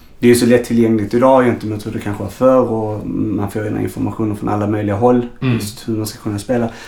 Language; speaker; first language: Swedish; native; Swedish